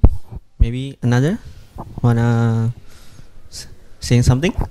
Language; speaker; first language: English; non-native, learner; Indonesian